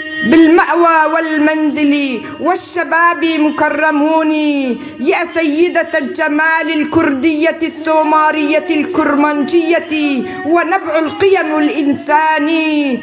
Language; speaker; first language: Arabic; non-native, local second language; Kurdish